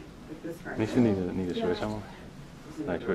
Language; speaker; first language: Chinese; non-native, fluent; English